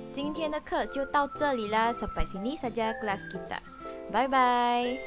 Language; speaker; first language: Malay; non-native, local second language; Chinese